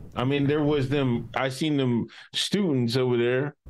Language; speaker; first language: English; native; English